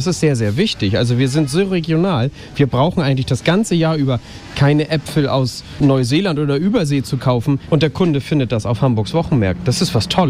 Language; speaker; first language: German; native; German